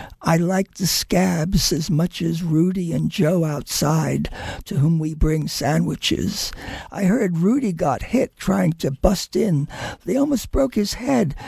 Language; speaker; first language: English; early bilingual, other home language; Spanish